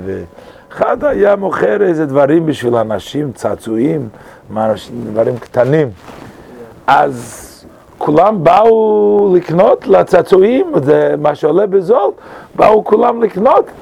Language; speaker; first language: Hebrew; non-native, fluent; English